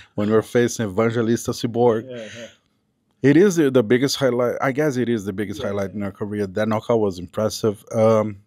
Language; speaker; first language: English; non-native, fluent; Portuguese